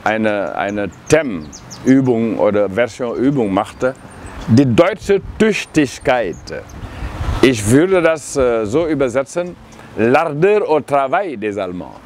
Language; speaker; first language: German; non-native, fluent; Wolof